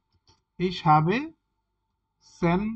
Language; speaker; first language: German; non-native, learner; Bangla